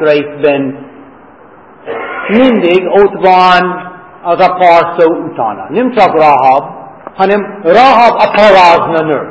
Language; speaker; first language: Hungarian; non-native, fluent; English